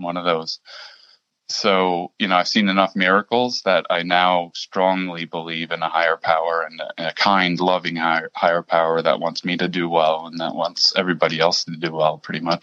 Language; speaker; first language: English; early bilingual, other home language; German